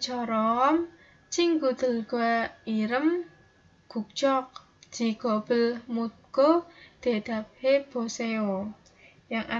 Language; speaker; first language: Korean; non-native, learner; Indonesian